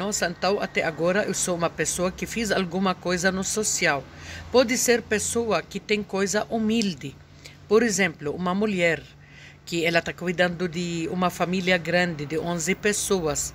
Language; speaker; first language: Portuguese; non-native, fluent; Arabic